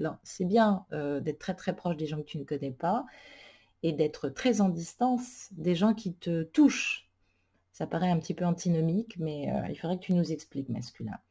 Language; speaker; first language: French; native; French